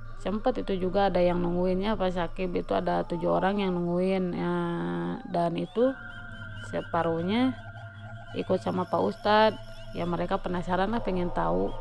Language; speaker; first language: Indonesian; non-native, local second language; Sundanese